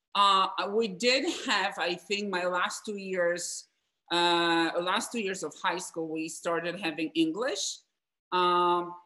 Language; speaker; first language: English; non-native, fluent; Polish